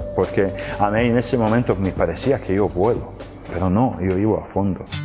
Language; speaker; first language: Spanish; non-native, fluent; Serbian